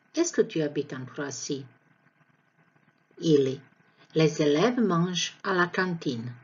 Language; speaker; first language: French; non-native, fluent; Croatian